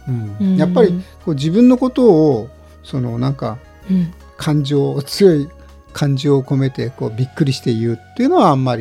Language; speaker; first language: Japanese; native; Japanese